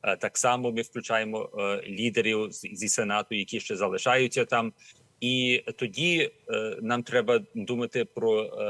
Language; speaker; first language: Ukrainian; early bilingual, heritage; Ukrainian